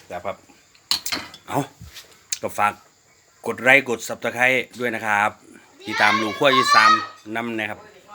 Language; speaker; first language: Thai; native; Thai